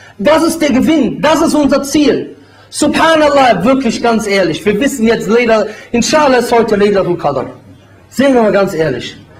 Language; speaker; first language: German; early bilingual, other home language; Bosnian